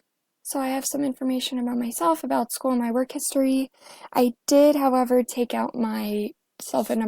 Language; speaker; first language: English; native; English